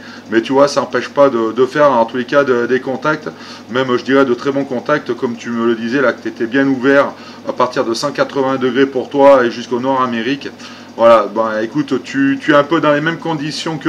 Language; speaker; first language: French; native; French